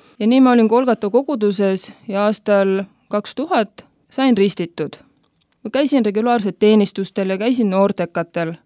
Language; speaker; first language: Estonian; native; Estonian